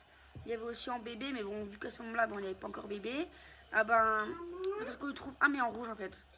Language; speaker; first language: French; native; French